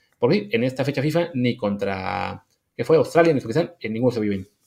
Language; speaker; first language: Spanish; native; Spanish